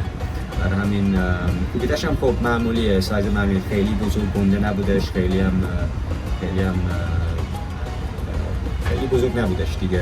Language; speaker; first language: Persian; early bilingual, heritage; Persian